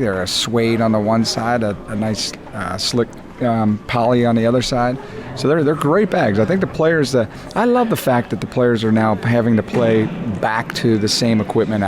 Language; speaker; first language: English; native; English